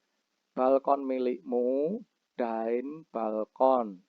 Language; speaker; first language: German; non-native, fluent; Indonesian